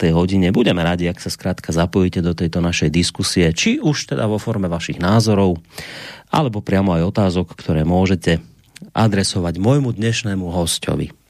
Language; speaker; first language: Slovak; native; Slovak